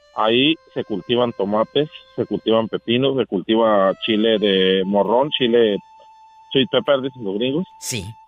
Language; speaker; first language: Spanish; native; Spanish